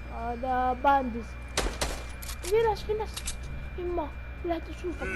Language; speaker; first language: Arabic; native; Arabic